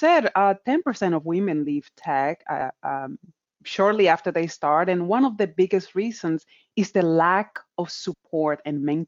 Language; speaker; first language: English; non-native, fluent; Spanish